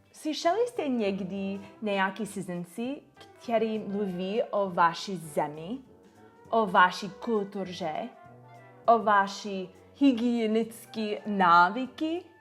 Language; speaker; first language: Czech; non-native, learner; English